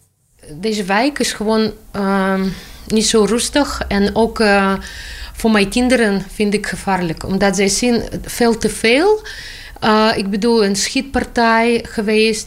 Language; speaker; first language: Dutch; non-native, learner; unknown